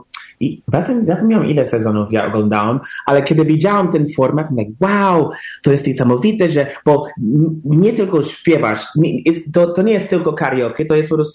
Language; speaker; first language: Polish; early bilingual, heritage; English